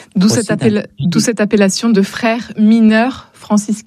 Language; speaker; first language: French; native; French